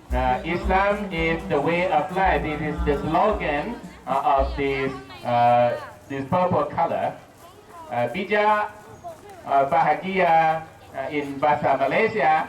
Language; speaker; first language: English; non-native, learner; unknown